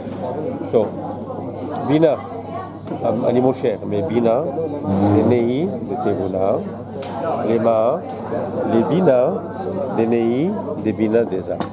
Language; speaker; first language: Hebrew; non-native, fluent; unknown